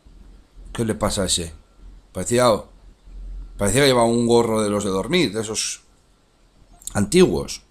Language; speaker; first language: Spanish; native; Spanish